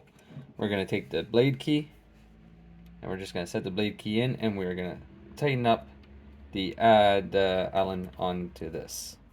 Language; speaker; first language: English; native; English